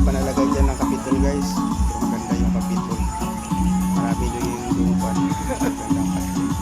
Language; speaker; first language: Filipino; non-native, local second language; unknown